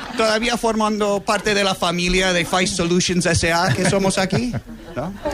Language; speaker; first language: Spanish; non-native, fluent; English